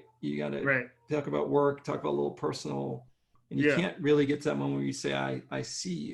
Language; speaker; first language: English; native; English